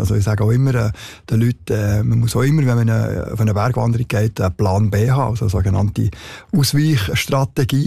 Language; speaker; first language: German; native; German